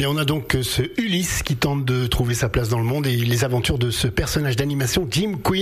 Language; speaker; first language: French; native; French